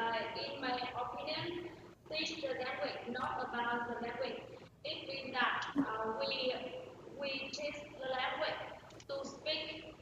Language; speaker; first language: English; non-native, fluent; Vietnamese